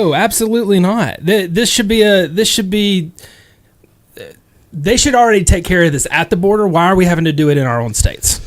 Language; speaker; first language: English; native; English